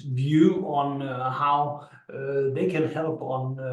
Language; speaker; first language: English; non-native, fluent; Danish